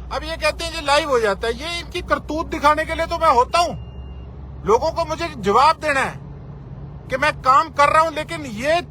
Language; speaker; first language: Hindi; non-native, local second language; Punjabi